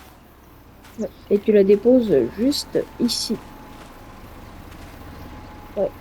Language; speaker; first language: French; native; French